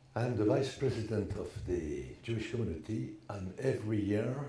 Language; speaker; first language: English; non-native, learner; French